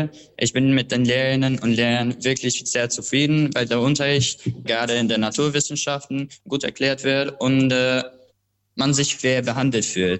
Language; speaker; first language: German; non-native, fluent; Albanian